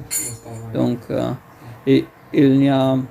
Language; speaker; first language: French; non-native, fluent; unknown